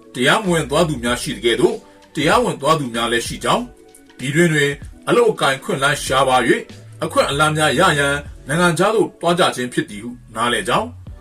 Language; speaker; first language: Burmese; native; Burmese